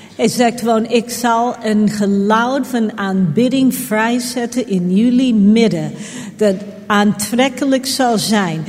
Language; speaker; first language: Dutch; non-native, fluent; English